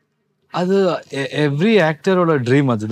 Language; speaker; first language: Tamil; non-native, local second language; Kannada